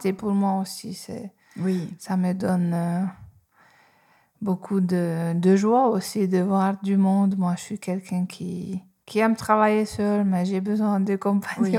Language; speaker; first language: French; non-native, fluent; Hungarian